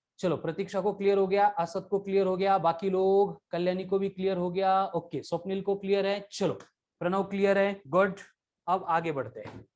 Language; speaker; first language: Hindi; non-native, local second language; Marathi